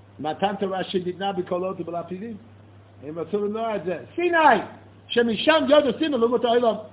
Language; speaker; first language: Hebrew; non-native, fluent; English